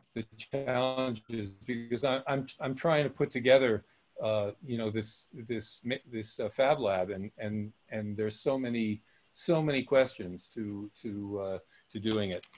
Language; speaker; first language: English; native; English